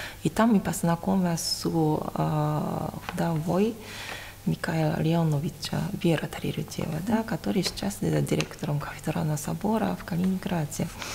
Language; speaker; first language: Russian; non-native, fluent; Japanese